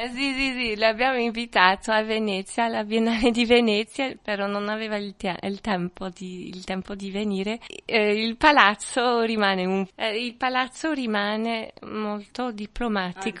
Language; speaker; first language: Italian; non-native, fluent; French